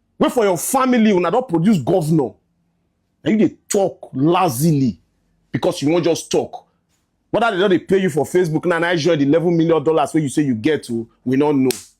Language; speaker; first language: Nigerian Pidgin; native; Nigerian Pidgin